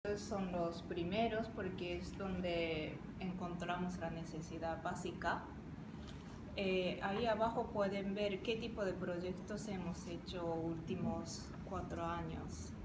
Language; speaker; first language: Spanish; non-native, fluent; Japanese